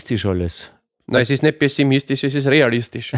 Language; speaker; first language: German; native; German